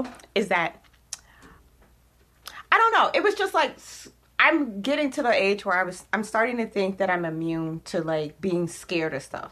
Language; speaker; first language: English; native; English